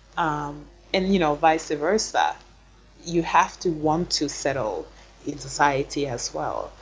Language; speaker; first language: English; non-native, fluent; Swedish